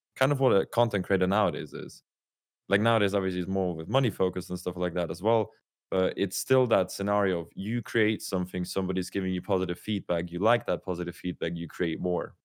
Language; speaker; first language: English; non-native, fluent; German